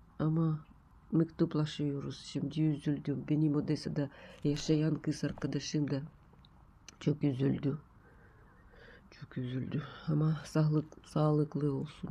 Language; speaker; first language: Turkish; non-native, learner; Russian